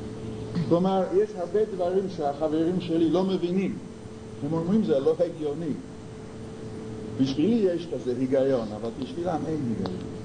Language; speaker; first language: Hebrew; non-native, fluent; English